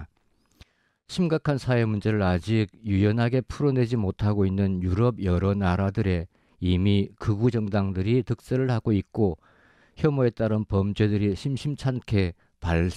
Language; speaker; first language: Korean; native; Korean